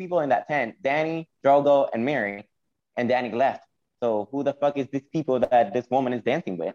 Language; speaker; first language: English; non-native, fluent; Spanish